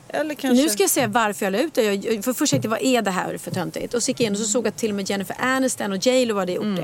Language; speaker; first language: Swedish; native; Swedish